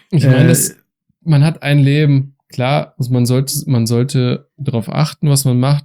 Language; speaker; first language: German; native; German